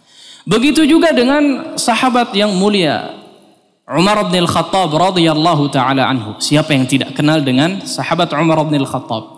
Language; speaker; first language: Indonesian; native; Indonesian